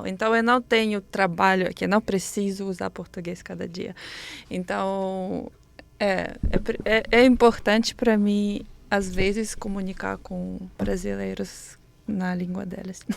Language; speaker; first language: Portuguese; non-native, learner; Ukrainian